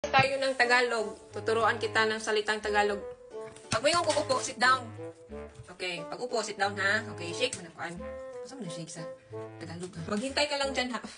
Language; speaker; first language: Filipino; non-native, local second language; Cebuano